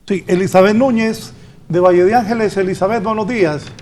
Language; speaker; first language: Spanish; native; Spanish